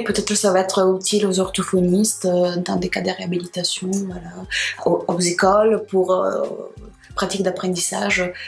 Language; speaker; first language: French; non-native, fluent; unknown